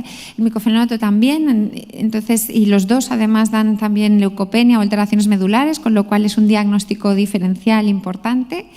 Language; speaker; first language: Spanish; native; Spanish